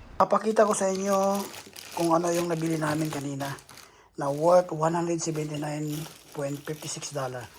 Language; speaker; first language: Filipino; non-native, local second language; Cebuano